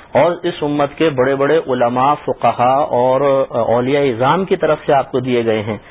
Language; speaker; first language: Urdu; native; Urdu